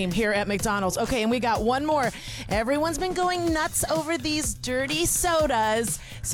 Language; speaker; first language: English; native; English